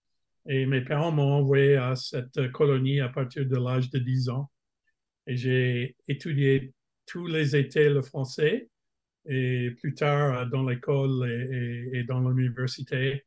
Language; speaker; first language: French; non-native, fluent; English